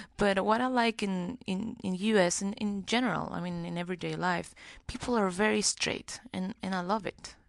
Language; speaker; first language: English; non-native, fluent; Greek